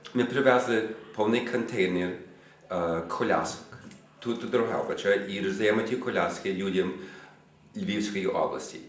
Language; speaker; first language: Ukrainian; non-native, fluent; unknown